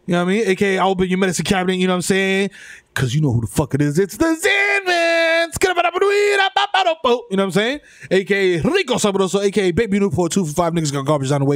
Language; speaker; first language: English; early bilingual, other home language; Spanish